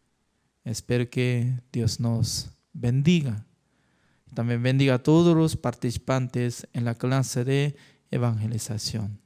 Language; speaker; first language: Spanish; non-native, learner; Korean